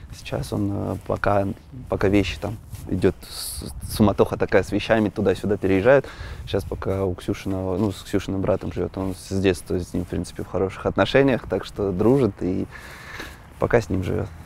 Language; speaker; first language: Russian; native; Russian